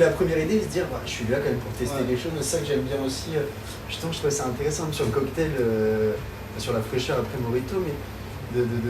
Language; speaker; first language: French; native; French